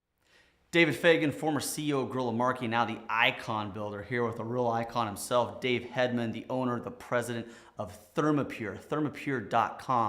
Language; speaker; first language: English; native; English